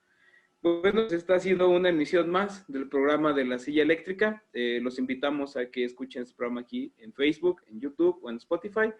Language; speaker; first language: Spanish; native; Spanish